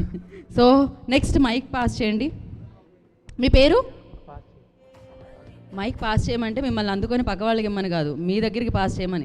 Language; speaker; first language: Telugu; native; Telugu